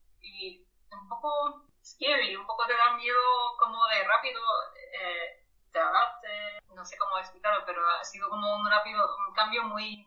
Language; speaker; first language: Spanish; non-native, fluent; German